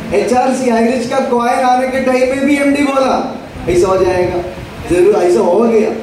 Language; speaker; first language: Hindi; non-native, local second language; Malayalam